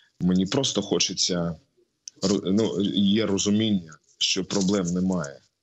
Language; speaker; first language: Ukrainian; non-native, local second language; Russian